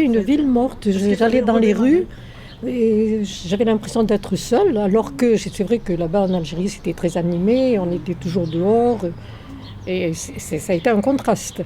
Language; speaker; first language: French; native; French